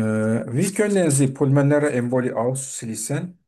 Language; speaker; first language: German; non-native, fluent; Turkish